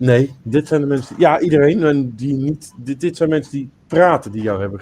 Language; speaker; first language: Dutch; native; Dutch